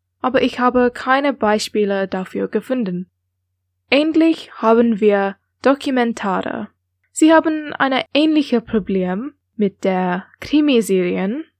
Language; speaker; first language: German; non-native, learner; English